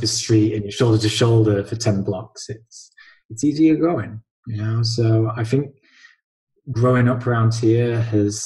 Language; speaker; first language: English; native; English